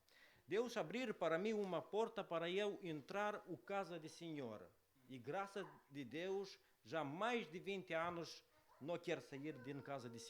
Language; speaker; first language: Portuguese; non-native, learner; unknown